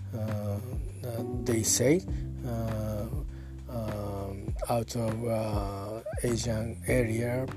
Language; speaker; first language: English; non-native, learner; Japanese